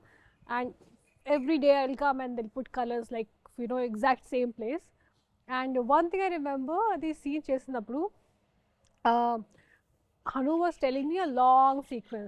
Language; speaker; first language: Telugu; non-native, fluent; Hindi